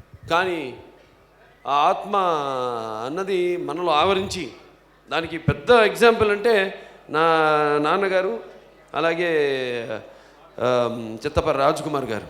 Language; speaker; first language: Telugu; native; Telugu